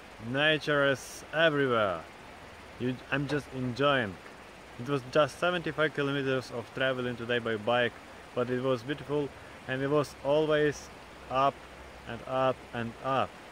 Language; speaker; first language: English; non-native, fluent; Ukrainian